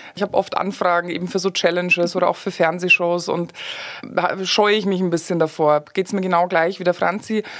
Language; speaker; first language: German; native; German